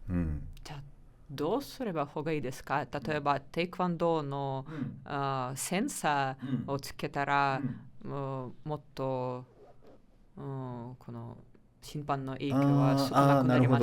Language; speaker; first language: Japanese; non-native, learner; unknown